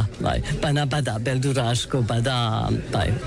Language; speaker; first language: Basque; non-native, learner; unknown